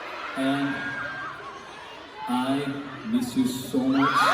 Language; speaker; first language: English; non-native, learner; Korean